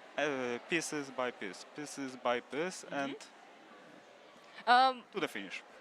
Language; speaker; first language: English; non-native, learner; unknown